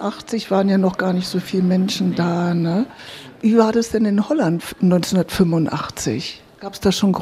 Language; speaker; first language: German; native; German